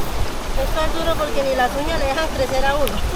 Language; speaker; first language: Spanish; native; Spanish